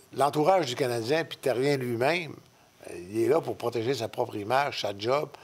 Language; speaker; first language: French; native; French